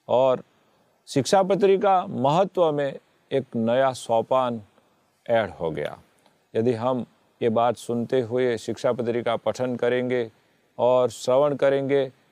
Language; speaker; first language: Hindi; non-native, local second language; Gujarati